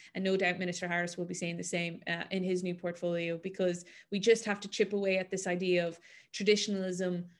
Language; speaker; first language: English; native; English